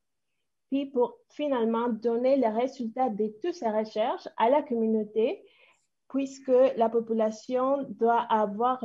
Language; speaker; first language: French; non-native, fluent; Spanish